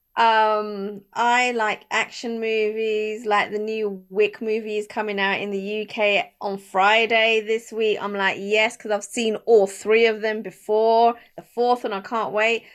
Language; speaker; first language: English; native; English